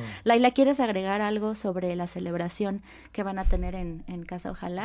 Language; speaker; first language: Spanish; native; Spanish